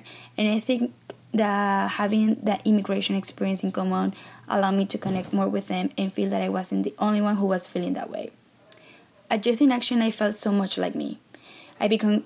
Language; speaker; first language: English; non-native, fluent; Spanish